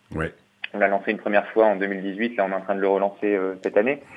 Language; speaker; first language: French; native; French